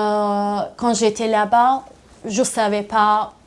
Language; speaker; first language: French; non-native, learner; Persian